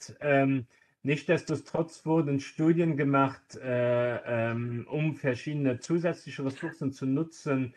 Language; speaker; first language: German; non-native, local second language; Luxembourgish